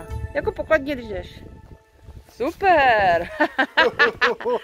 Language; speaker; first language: Czech; native; Czech